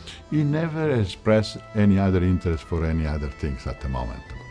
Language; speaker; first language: English; non-native, fluent; Italian